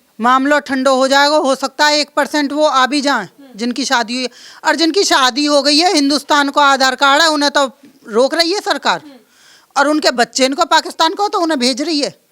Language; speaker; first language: Hindi; native; Hindi